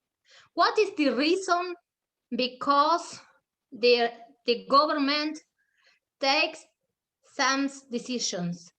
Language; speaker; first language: English; non-native, learner; German